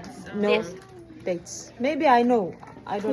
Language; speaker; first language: English; non-native, learner; Kazakh